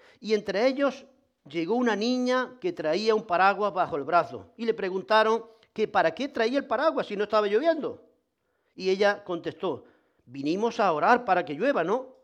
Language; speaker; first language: Spanish; native; Spanish